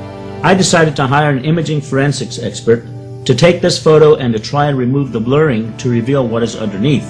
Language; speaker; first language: English; native; English